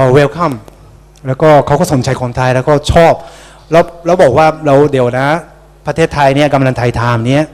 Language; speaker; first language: Thai; non-native, fluent; Japanese